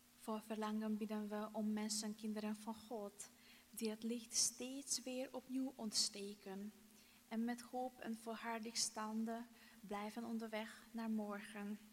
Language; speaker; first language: Dutch; non-native, fluent; Hungarian